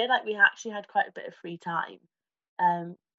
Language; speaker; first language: English; native; English